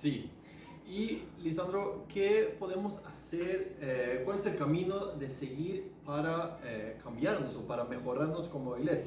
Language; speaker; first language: Spanish; non-native, fluent; Norwegian